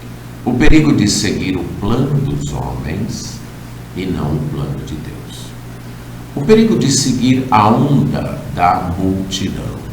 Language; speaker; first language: Portuguese; native; Portuguese